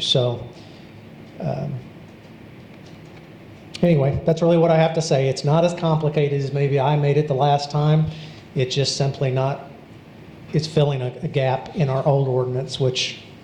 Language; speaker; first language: English; native; English